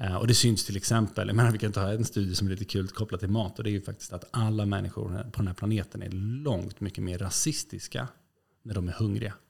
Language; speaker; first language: Swedish; native; Swedish